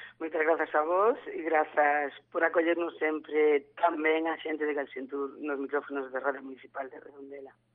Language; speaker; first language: Galician; native; Galician